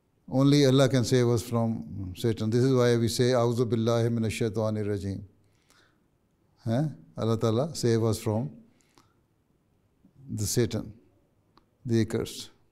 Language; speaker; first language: English; non-native, local second language; Urdu